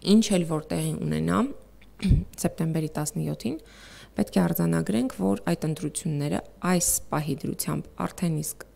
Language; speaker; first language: Armenian; native; Armenian